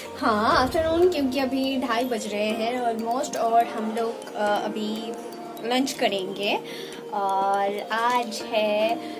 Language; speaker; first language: Hindi; non-native, local second language; Bangla